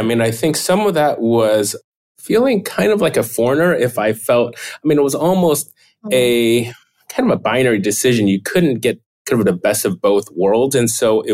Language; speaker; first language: English; early bilingual, other home language; Chinese